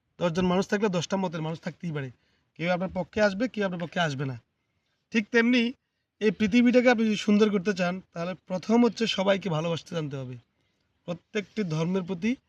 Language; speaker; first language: Bangla; native; Bangla